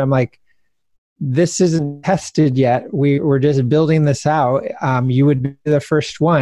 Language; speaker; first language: English; native; English